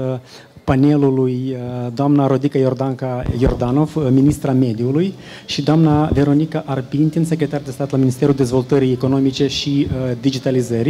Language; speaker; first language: Romanian; native; Romanian